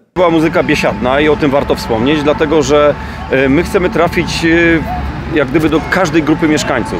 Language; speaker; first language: Polish; native; Polish